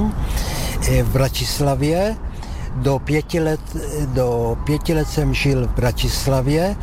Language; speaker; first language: Czech; non-native, local second language; Slovak